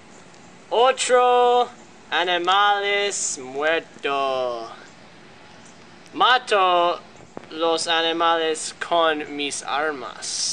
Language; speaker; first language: Spanish; non-native, learner; English